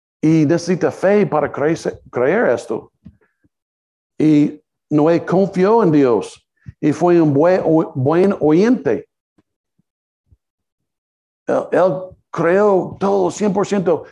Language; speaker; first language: Spanish; non-native, learner; English